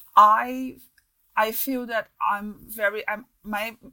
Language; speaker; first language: English; non-native, fluent; Portuguese